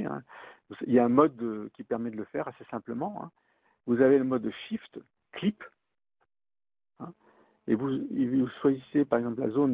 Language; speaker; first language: French; native; French